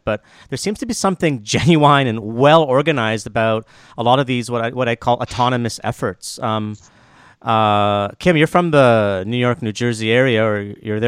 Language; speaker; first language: English; native; English